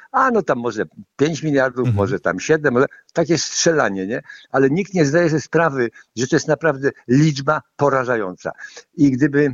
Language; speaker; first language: Polish; native; Polish